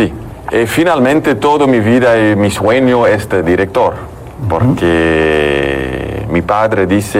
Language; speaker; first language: Spanish; non-native, learner; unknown